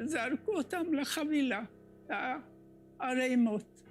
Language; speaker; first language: Hebrew; non-native, fluent; Hungarian